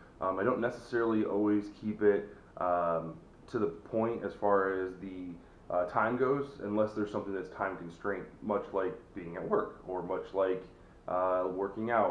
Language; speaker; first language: English; native; English